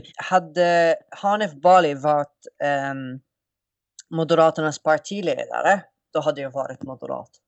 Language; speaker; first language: Swedish; non-native, fluent; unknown